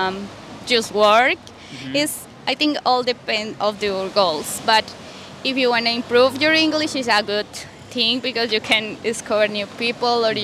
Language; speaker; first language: English; non-native, learner; Spanish